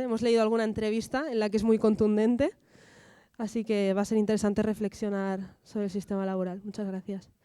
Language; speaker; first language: Spanish; native; Spanish